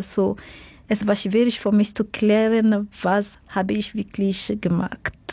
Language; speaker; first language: German; non-native, fluent; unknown